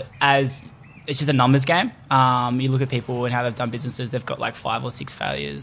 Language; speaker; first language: English; native; English